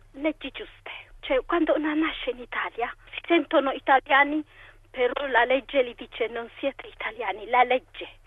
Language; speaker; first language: Italian; non-native, fluent; Tigrinya